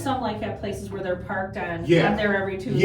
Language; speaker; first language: English; native; English